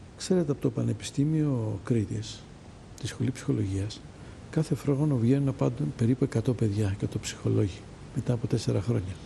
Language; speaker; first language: Greek; native; Greek